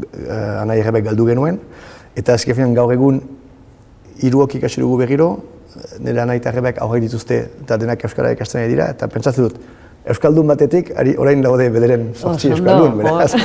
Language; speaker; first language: Basque; non-native, local second language; French